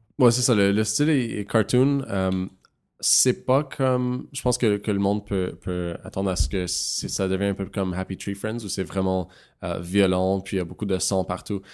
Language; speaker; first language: French; non-native, local second language; English